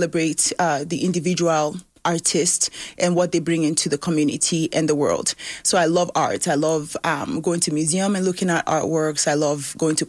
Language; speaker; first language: English; early bilingual, other home language; Yoruba